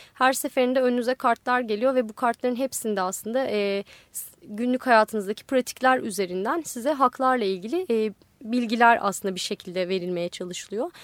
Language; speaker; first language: Turkish; native; Turkish